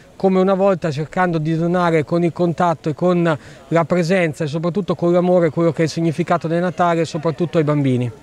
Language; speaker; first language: Italian; native; Italian